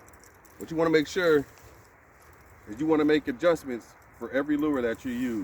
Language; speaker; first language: English; native; English